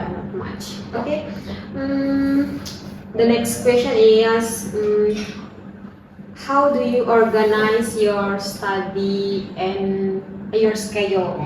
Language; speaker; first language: English; non-native, learner; Indonesian